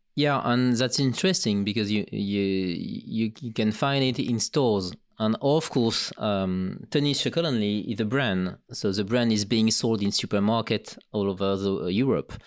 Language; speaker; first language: English; non-native, fluent; French